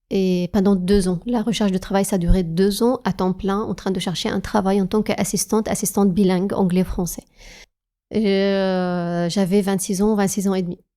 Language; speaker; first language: French; non-native, fluent; Arabic